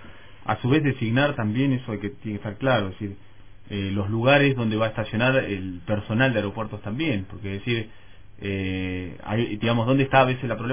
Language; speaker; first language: Spanish; native; Spanish